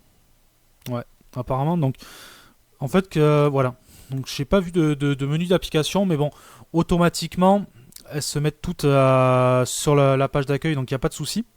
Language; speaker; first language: French; native; French